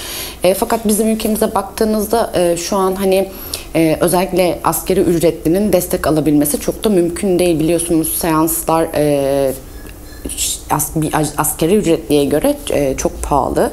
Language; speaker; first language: Turkish; early bilingual, heritage; Turkish